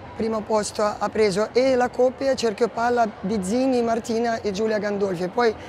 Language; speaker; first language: Italian; non-native, fluent; Ukrainian